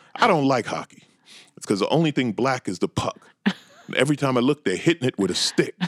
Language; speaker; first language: English; native; English